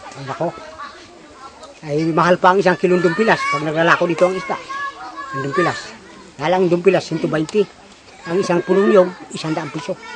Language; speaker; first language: Filipino; non-native, local second language; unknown